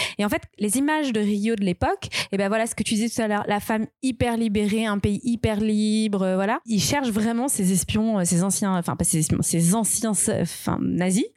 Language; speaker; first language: French; native; French